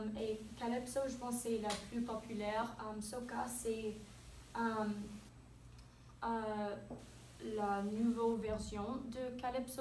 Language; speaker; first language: French; non-native, learner; English